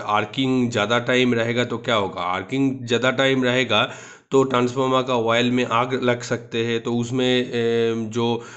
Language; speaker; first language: Hindi; non-native, local second language; Bangla